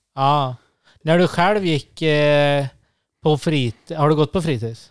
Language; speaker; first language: Swedish; native; Swedish